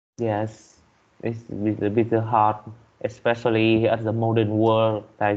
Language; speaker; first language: English; non-native, learner; Vietnamese